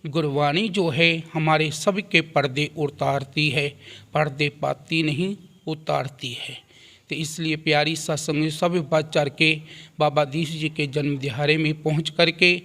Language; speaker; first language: Hindi; non-native, local second language; Punjabi